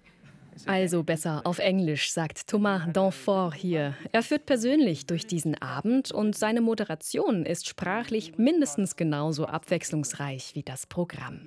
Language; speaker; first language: German; native; German